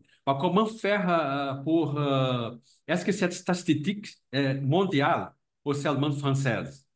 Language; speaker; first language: French; non-native, fluent; Portuguese